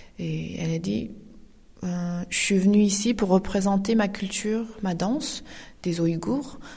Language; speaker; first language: French; non-native, fluent; Uyghur